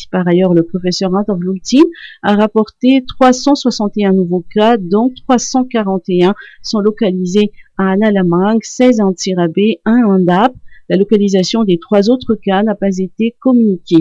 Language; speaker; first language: French; non-native, local second language; Malagasy